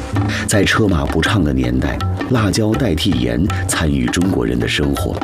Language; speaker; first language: Chinese; native; Chinese